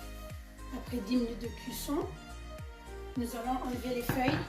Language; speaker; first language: French; non-native, fluent; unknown